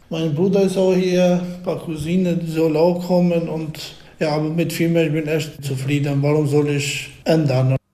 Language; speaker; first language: German; non-native, learner; Albanian